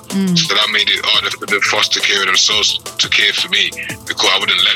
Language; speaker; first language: English; native; English